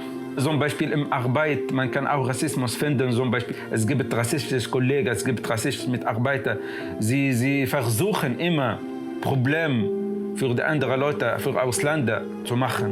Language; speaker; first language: German; non-native, learner; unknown